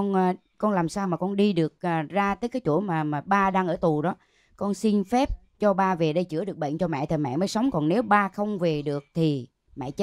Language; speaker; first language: Vietnamese; native; Vietnamese